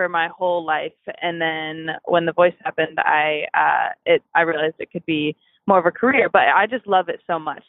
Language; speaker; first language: English; native; English